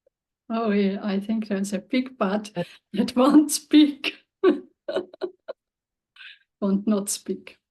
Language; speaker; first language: English; non-native, learner; German